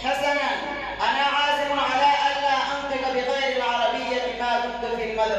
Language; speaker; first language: Arabic; non-native, fluent; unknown